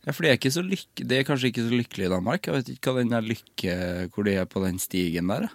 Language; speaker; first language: Norwegian; native; Norwegian